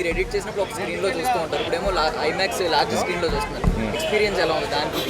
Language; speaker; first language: Telugu; native; Telugu